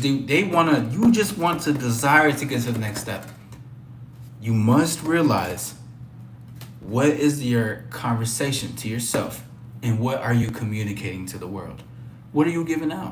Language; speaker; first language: English; native; English